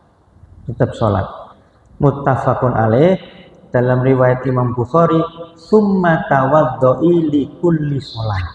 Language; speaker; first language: Indonesian; non-native, local second language; Javanese